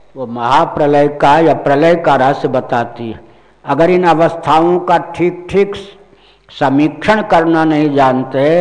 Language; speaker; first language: Hindi; non-native, local second language; Maithili